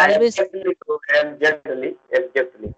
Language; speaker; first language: English; non-native, learner; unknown